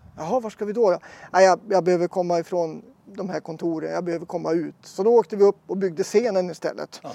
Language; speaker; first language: Swedish; native; Swedish